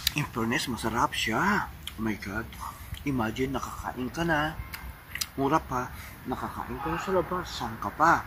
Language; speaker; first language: Filipino; native; Filipino